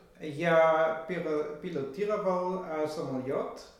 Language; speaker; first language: Russian; non-native, learner; German